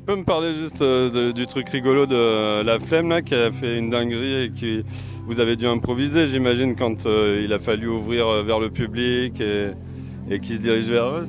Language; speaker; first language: French; native; French